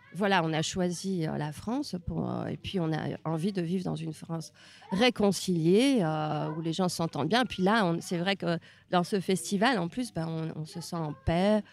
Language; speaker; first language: French; non-native, fluent; Hungarian